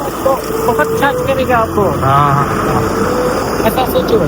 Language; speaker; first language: Hindi; non-native, local second language; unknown